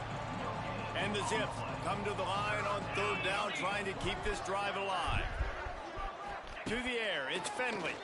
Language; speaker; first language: English; native; English